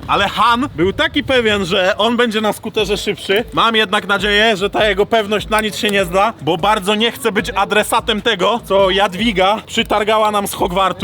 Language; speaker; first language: Polish; native; Polish